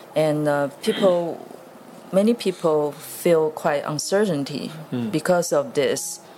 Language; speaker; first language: English; non-native, learner; Chinese